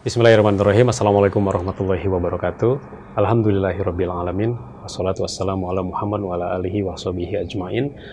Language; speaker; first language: Indonesian; native; Indonesian